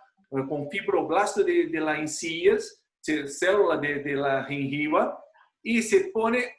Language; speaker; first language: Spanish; non-native, fluent; Portuguese